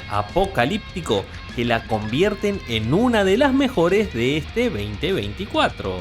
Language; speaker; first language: Spanish; native; Spanish